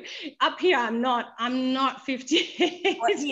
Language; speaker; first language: English; non-native, fluent; Danish